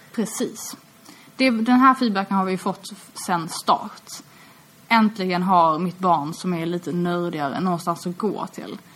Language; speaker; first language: Swedish; native; Swedish